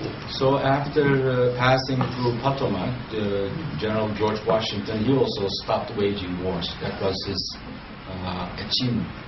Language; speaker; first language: English; non-native, fluent; Turkish